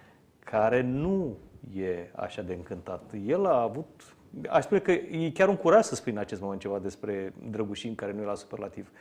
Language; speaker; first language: Romanian; native; Romanian